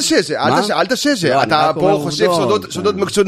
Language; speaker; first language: Hebrew; native; Hebrew